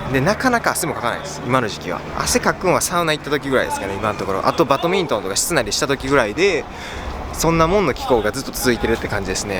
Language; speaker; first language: Japanese; native; Japanese